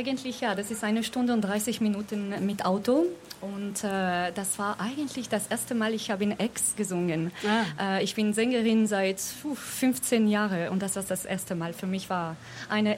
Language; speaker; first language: German; non-native, fluent; French